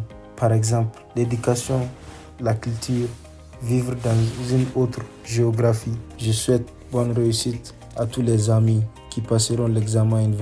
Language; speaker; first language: French; non-native, local second language; Arabic